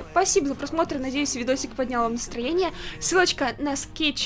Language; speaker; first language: Russian; native; Russian